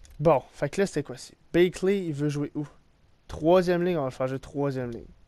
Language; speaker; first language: French; native; French